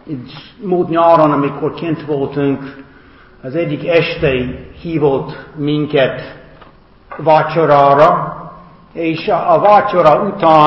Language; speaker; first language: Hungarian; non-native, learner; English